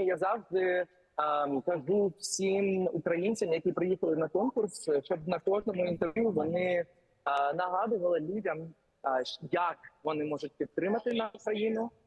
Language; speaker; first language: Ukrainian; early bilingual, heritage; English